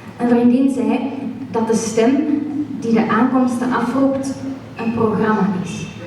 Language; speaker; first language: Dutch; native; Dutch